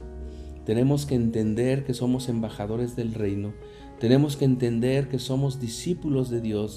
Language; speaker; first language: Spanish; native; Spanish